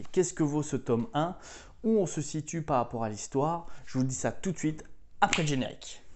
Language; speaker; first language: French; native; French